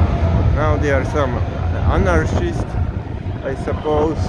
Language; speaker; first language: English; non-native, fluent; Polish